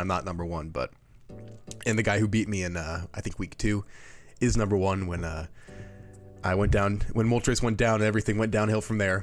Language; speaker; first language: English; native; English